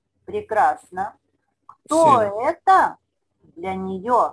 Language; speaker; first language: Russian; non-native, fluent; Spanish